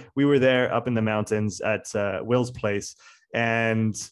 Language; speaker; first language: English; non-native, fluent; French